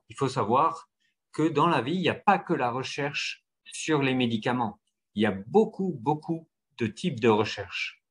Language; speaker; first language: French; native; French